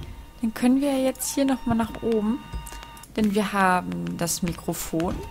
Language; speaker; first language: German; native; German